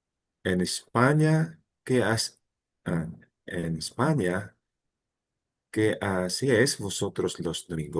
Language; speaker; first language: Spanish; non-native, learner; Filipino